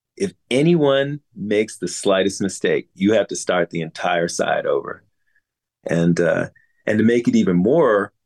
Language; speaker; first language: English; native; English